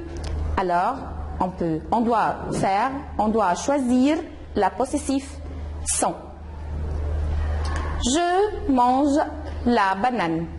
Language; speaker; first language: French; non-native, fluent; Arabic